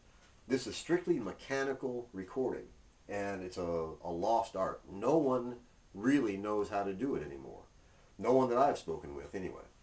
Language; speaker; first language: English; native; English